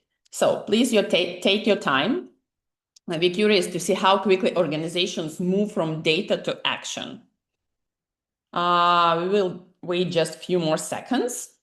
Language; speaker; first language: English; non-native, fluent; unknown